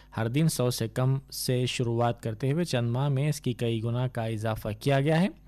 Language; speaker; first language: Urdu; native; Urdu